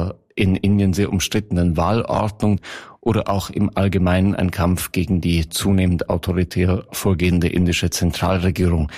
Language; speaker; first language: German; native; German